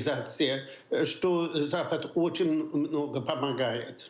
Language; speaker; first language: Russian; non-native, fluent; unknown